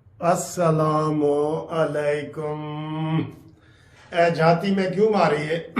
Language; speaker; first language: Hindi; non-native, local second language; Punjabi